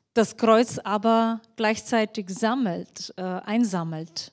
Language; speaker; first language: German; non-native, fluent; Bulgarian